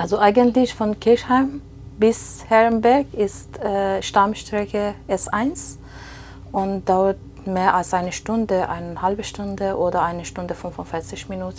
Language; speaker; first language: German; non-native, fluent; Persian